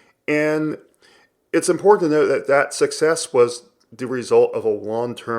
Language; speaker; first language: English; native; English